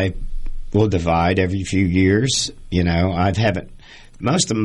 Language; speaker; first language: English; native; English